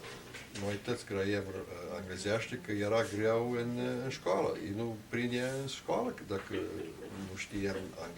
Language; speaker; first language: Romanian; early bilingual, heritage; Romanian